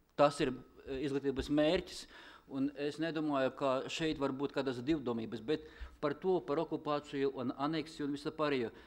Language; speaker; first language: Latvian; non-native, local second language; Russian